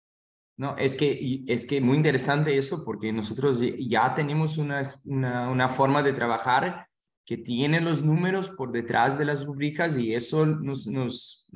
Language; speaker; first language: Spanish; non-native, fluent; Portuguese